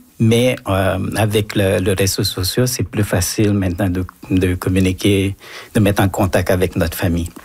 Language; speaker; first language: French; non-native, fluent; Filipino